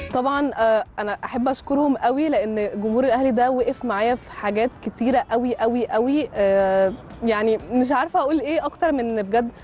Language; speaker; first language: Arabic; native; Arabic